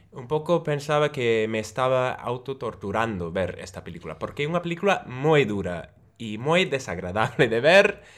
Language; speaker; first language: Galician; non-native, local second language; Spanish